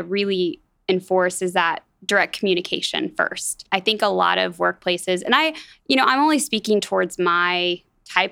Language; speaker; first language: English; native; English